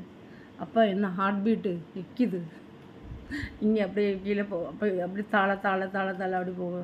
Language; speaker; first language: Tamil; non-native, learner; Malayalam